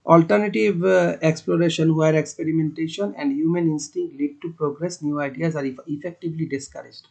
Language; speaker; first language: English; non-native, local second language; Bangla